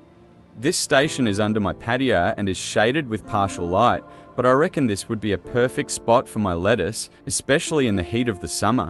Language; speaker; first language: English; native; English